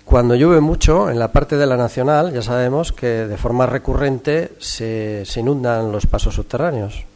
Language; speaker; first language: Spanish; non-native, local second language; Catalan